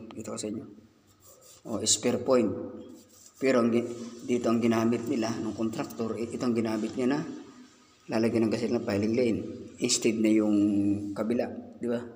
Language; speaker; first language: Filipino; non-native, local second language; Cebuano